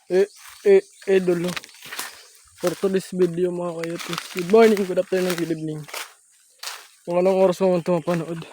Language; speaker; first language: Filipino; non-native, local second language; Masbatenyo